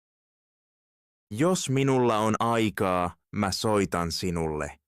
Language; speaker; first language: Finnish; non-native, fluent; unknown